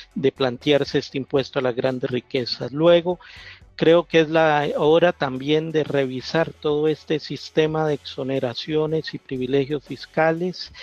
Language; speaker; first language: Spanish; native; Spanish